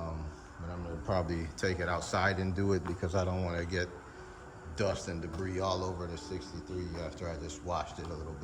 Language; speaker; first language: English; native; English